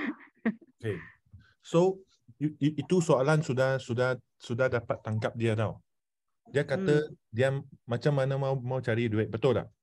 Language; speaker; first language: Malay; non-native, local second language; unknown